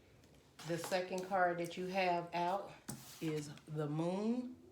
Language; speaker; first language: English; native; English